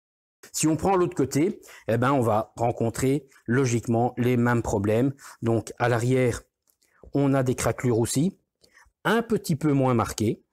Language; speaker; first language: French; native; French